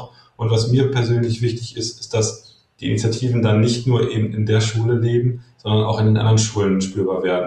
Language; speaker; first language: German; native; German